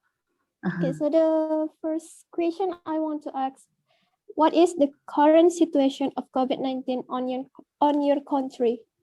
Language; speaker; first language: English; non-native, learner; Indonesian